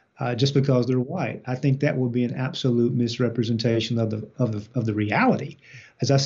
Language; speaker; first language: English; native; English